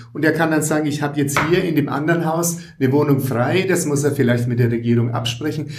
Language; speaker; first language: German; native; German